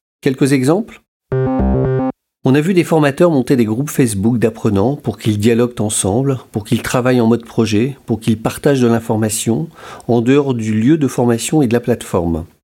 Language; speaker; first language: French; native; French